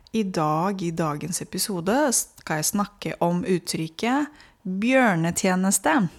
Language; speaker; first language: Norwegian; non-native, fluent; Romanian